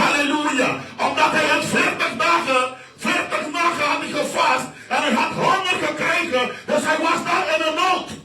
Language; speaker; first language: Dutch; non-native, fluent; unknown